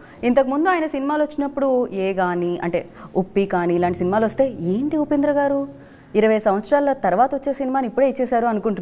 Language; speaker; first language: Telugu; native; Telugu